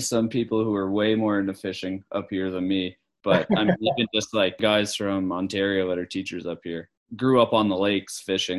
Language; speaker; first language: English; native; English